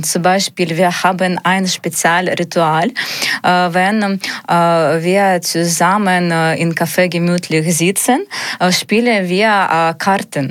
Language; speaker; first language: German; non-native, learner; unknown